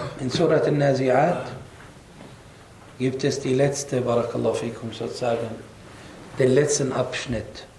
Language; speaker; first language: German; non-native, fluent; Arabic